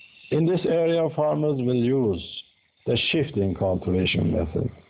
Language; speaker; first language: English; non-native, fluent; Persian